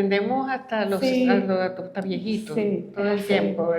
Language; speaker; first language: Spanish; native; Spanish